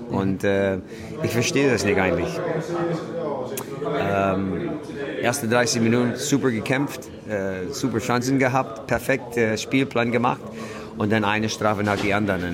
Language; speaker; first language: German; non-native, learner; English